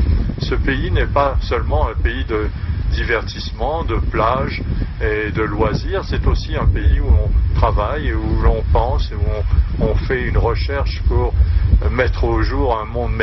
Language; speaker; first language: French; native; French